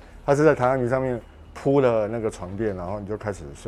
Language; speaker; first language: Chinese; native; Chinese